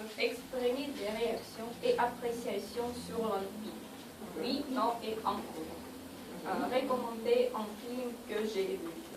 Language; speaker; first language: French; non-native, learner; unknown